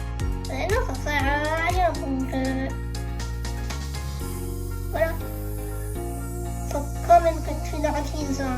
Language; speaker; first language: French; native; French